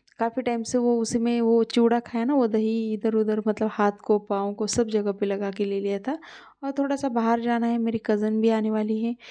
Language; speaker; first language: Hindi; non-native, local second language; Marathi